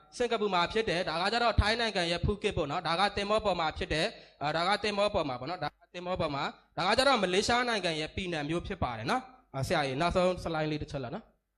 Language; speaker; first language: Burmese; native; Burmese